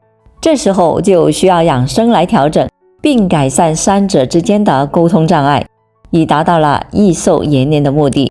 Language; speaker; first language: Chinese; native; Chinese